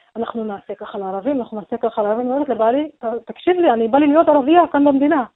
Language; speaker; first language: Hebrew; non-native, local second language; Arabic